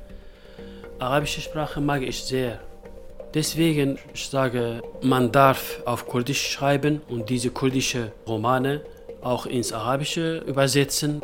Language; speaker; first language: German; non-native, local second language; Kurdish